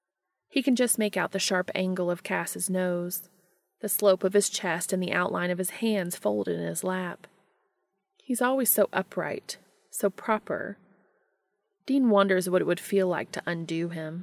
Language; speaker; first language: English; native; English